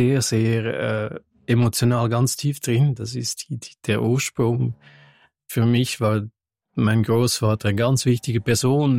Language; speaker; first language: German; non-native, fluent; French